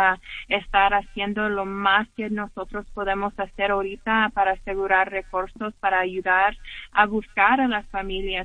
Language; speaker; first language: Spanish; early bilingual, heritage; English